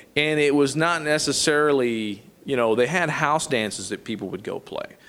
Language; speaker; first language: English; native; English